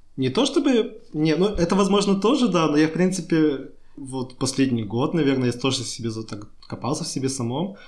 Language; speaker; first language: Russian; native; Russian